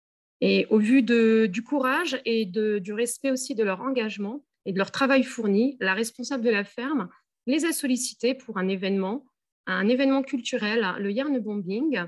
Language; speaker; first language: French; native; French